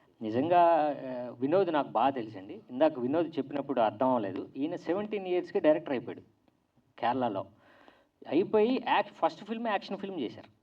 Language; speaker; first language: Telugu; native; Telugu